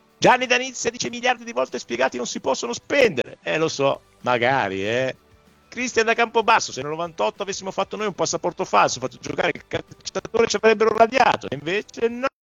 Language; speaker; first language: Italian; native; Italian